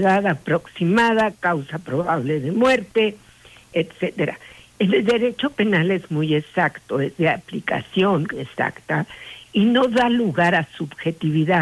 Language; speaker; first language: Spanish; native; Spanish